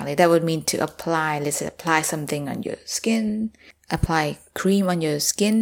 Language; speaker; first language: English; non-native, fluent; Thai